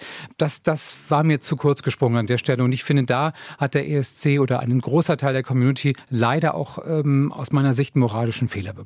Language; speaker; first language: German; native; German